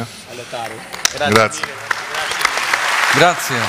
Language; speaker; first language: Italian; non-native, fluent; Albanian